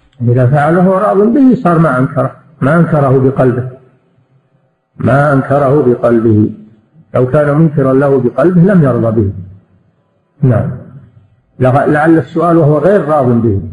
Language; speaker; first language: Arabic; native; Arabic